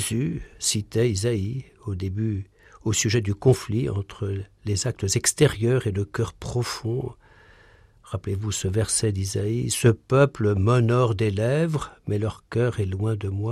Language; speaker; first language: French; native; French